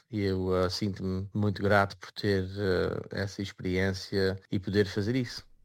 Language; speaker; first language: Portuguese; early bilingual, heritage; Portuguese